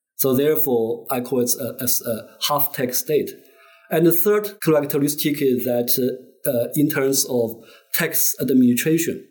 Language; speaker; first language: English; non-native, fluent; Chinese